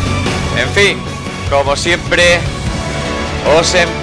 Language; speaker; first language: Spanish; native; Spanish